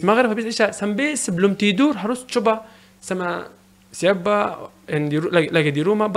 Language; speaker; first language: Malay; non-native, learner; Arabic